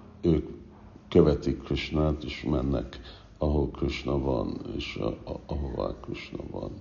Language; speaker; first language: Hungarian; non-native, fluent; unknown